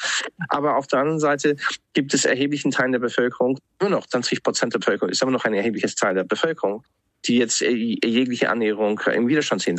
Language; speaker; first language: German; non-native, fluent; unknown